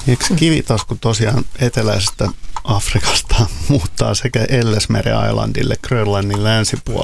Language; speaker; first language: Finnish; native; Finnish